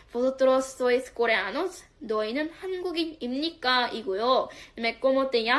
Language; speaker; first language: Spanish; non-native, learner; Korean